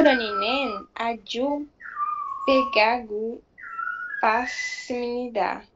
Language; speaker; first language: Korean; non-native, learner; Portuguese